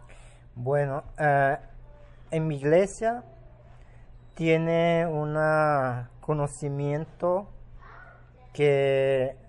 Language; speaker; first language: Spanish; non-native, local second language; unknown